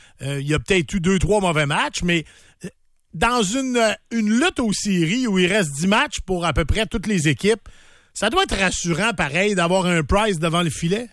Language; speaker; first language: French; native; French